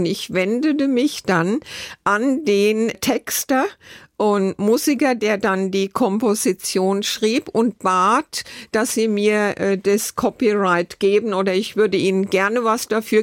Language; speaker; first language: German; native; German